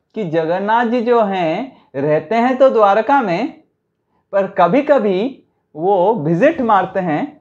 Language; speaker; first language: Hindi; non-native, local second language; Odia